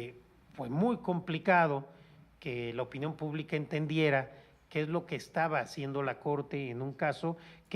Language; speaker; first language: Spanish; native; Spanish